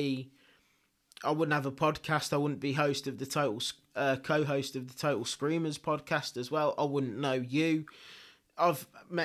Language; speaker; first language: English; native; English